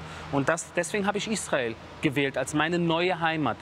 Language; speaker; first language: German; early bilingual, other home language; Persian